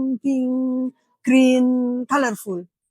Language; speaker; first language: English; non-native, learner; Indonesian